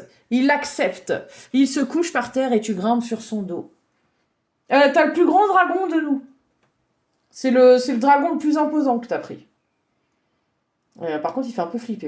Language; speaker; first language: French; native; French